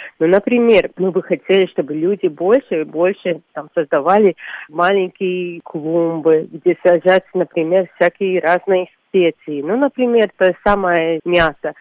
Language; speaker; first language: Russian; non-native, local second language; Latvian